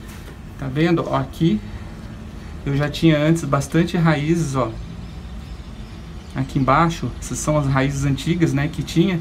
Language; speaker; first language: Portuguese; native; Portuguese